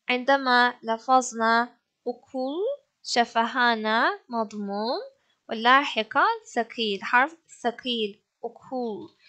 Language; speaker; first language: Arabic; non-native, fluent; Turkish